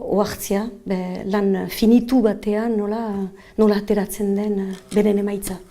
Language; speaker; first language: Basque; native; Basque